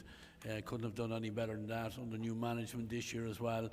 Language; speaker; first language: English; native; English